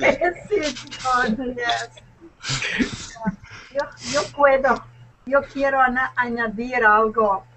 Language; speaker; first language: Spanish; non-native, learner; English